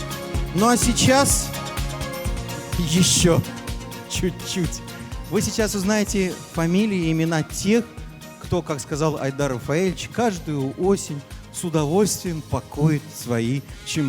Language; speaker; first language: Russian; native; Russian